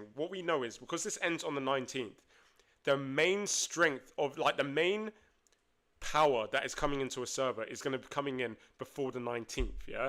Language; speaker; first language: English; native; English